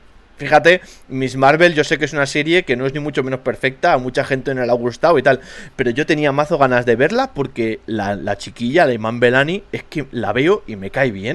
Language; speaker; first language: Spanish; native; Spanish